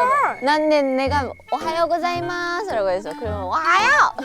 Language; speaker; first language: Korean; non-native, fluent; Japanese